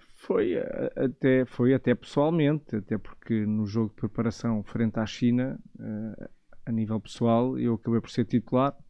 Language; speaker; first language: Portuguese; native; Portuguese